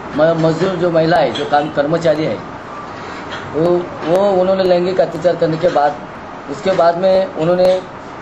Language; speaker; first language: Hindi; non-native, local second language; Marathi